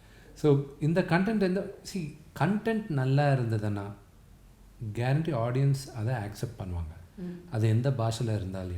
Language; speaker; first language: Tamil; non-native, local second language; Telugu